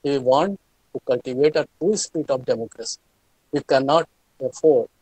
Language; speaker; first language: English; non-native, local second language; Hindi